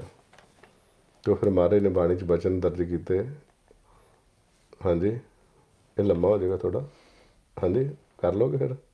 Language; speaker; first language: Punjabi; native; Punjabi